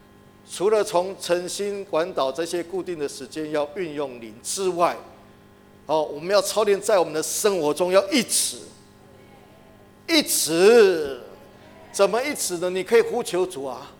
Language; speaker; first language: Chinese; native; Chinese